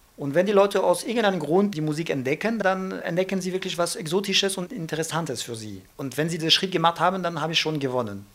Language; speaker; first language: German; non-native, fluent; French